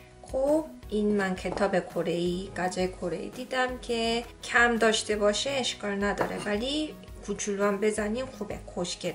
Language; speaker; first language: Persian; non-native, learner; Korean